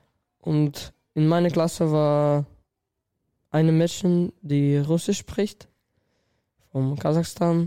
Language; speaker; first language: German; non-native, learner; Russian